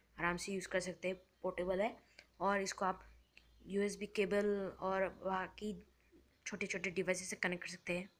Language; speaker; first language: Hindi; native; Hindi